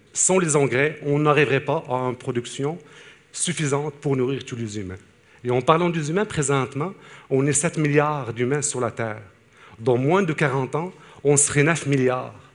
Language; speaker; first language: French; non-native, local second language; Arabic